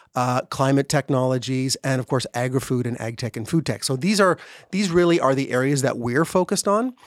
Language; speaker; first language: English; native; English